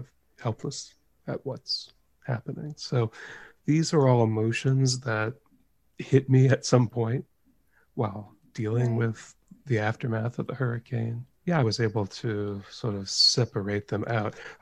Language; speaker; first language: English; native; English